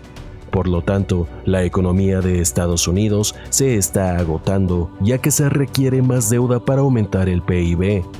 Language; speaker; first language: Spanish; native; Spanish